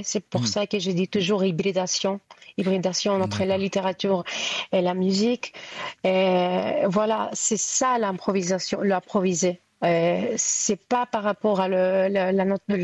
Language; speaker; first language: French; non-native, fluent; Greek